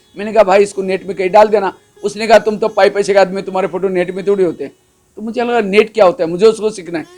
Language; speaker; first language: Hindi; non-native, local second language; Marathi